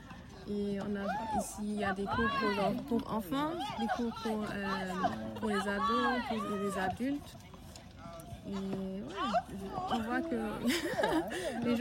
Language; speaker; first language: French; early bilingual, heritage; French